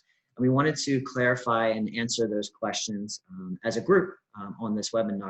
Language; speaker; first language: English; native; English